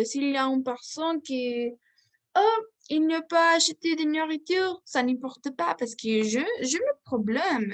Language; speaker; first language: French; non-native, learner; Spanish